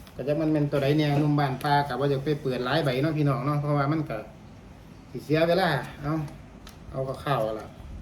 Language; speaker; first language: Thai; native; Thai